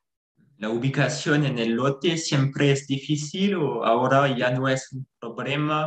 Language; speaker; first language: Spanish; non-native, fluent; French